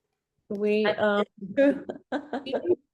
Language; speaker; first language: French; non-native, learner; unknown